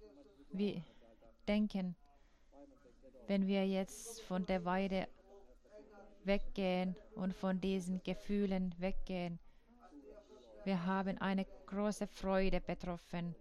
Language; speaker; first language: German; non-native, fluent; Finnish